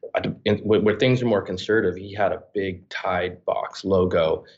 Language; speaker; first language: English; native; English